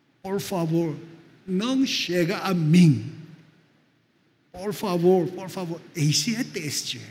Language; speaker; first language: Portuguese; non-native, fluent; Korean